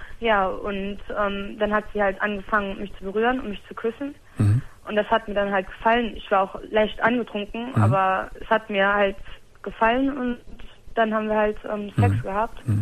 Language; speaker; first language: German; native; German